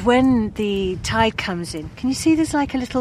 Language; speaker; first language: English; native; English